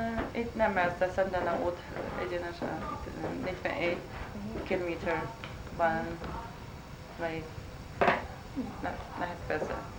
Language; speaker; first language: Hungarian; non-native, learner; Chinese